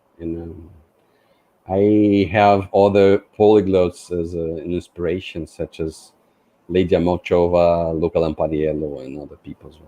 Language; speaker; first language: English; non-native, fluent; Portuguese